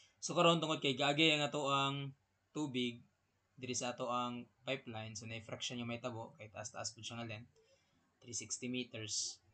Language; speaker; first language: Cebuano; native; Cebuano